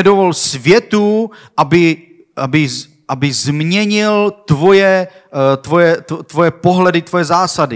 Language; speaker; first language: Czech; non-native, learner; Swedish